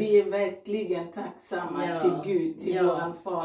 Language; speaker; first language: Swedish; non-native, fluent; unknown